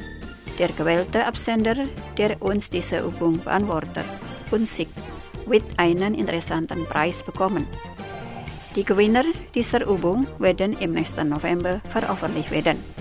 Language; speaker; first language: German; non-native, fluent; Indonesian